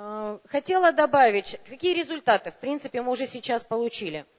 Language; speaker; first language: Russian; native; Russian